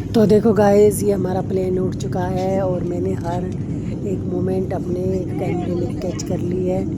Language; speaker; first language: Hindi; native; Hindi